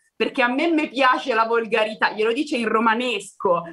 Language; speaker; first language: Italian; native; Italian